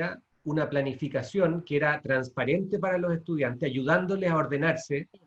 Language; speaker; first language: Spanish; native; Spanish